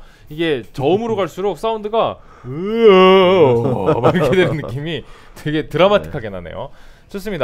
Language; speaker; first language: Korean; native; Korean